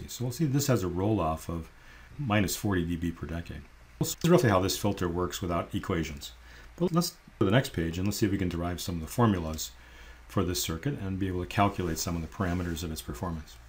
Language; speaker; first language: English; native; English